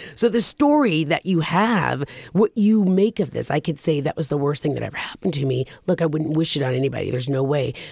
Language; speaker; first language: English; early bilingual, other home language; Japanese